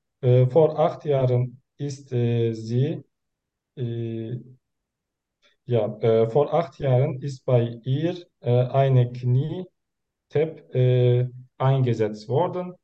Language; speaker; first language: German; non-native, learner; Turkish